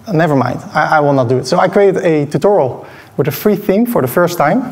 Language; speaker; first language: English; non-native, fluent; Dutch